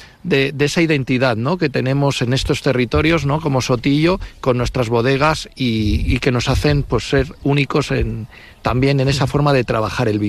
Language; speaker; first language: Spanish; native; Spanish